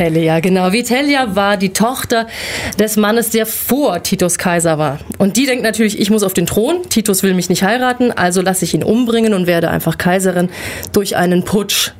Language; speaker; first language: German; native; German